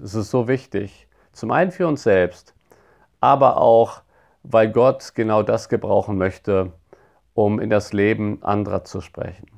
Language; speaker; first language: German; native; German